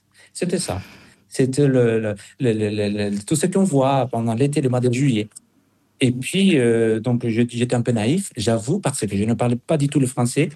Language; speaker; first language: French; non-native, fluent; Spanish